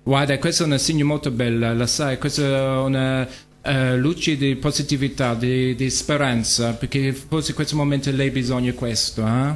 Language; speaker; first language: Italian; non-native, learner; English